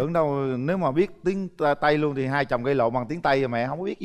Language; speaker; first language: Vietnamese; native; Vietnamese